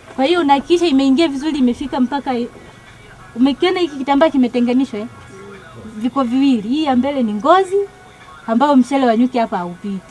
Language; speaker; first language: Swahili; native; Swahili